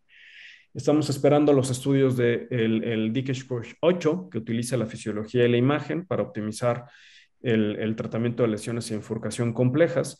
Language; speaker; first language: Spanish; native; Spanish